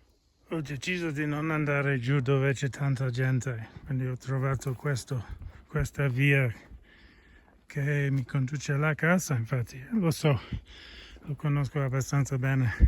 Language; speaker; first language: Italian; non-native, fluent; English